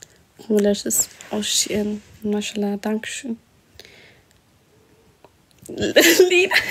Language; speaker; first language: German; early bilingual, other home language; Arabic